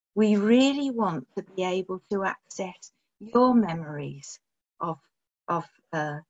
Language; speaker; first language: English; native; English